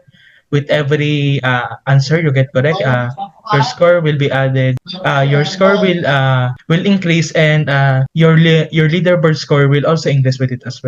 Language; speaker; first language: English; non-native, local second language; Filipino